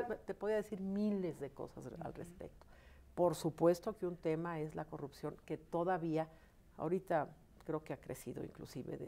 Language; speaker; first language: Spanish; native; Spanish